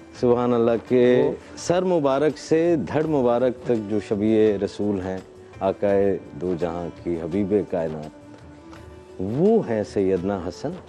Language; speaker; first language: Urdu; non-native, local second language; Sindhi